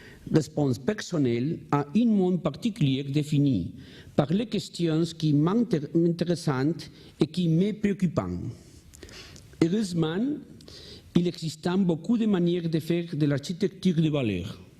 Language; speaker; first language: French; non-native, learner; Spanish